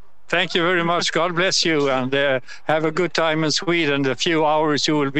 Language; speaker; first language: English; non-native, learner; Swedish